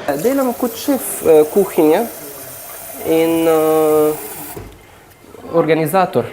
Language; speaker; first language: Slovenian; non-native, fluent; Arabic